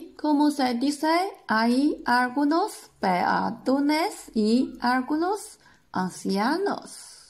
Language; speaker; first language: Spanish; non-native, fluent; Chinese